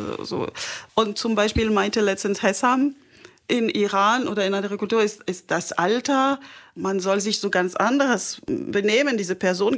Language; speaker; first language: German; non-native, fluent; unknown